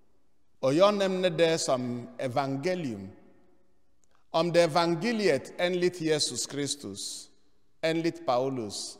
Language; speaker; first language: Swedish; non-native, fluent; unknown